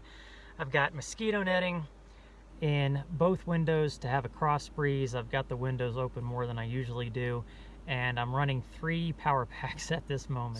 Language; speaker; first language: English; native; English